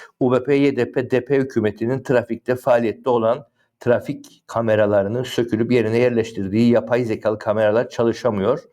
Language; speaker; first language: Turkish; native; Turkish